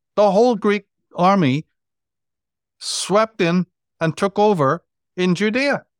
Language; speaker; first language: English; native; English